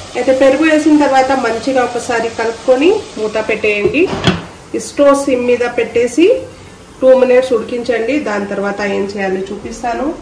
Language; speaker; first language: Telugu; non-native, local second language; Urdu